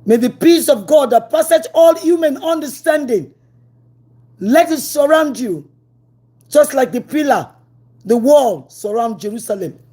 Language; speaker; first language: English; non-native, local second language; Yoruba